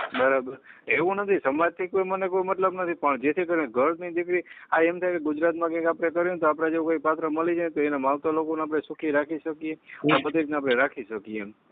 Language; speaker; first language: Gujarati; native; Gujarati